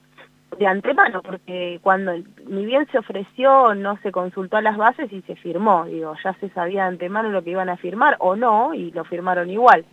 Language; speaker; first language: Spanish; native; Spanish